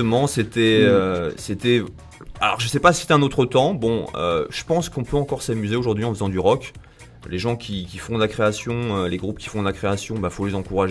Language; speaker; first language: French; native; French